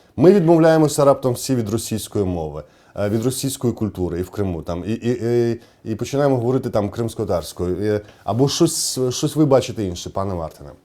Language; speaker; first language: Ukrainian; non-native, local second language; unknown